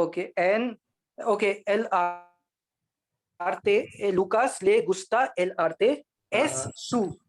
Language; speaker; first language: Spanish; non-native, learner; Hindi